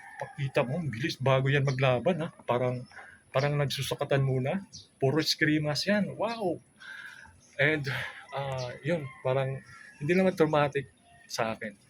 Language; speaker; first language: Filipino; non-native, local second language; Cebuano